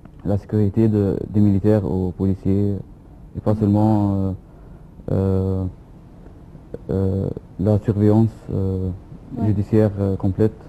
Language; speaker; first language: French; non-native, fluent; Arabic